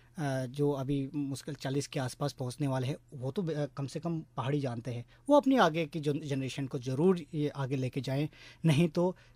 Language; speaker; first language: Hindi; non-native, local second language; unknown